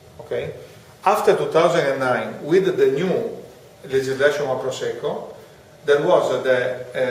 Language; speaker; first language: English; non-native, fluent; Italian